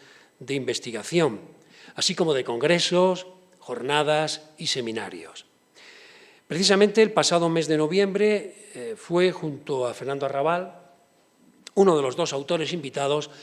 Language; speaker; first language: Spanish; native; Spanish